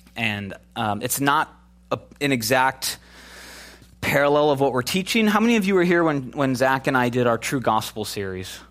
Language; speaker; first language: English; native; English